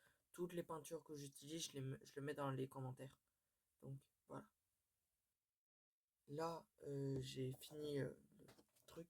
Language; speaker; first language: French; native; French